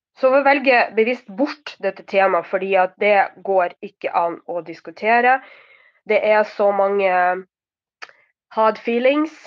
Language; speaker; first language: Norwegian; non-native, fluent; Russian